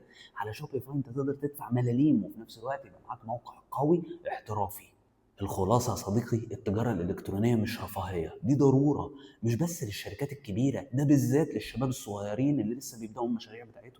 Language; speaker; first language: Arabic; native; Arabic